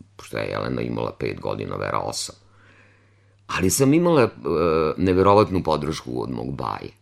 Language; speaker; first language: Serbian; native; Serbian